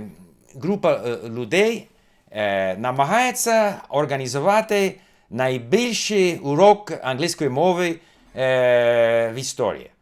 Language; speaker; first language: Ukrainian; non-native, learner; English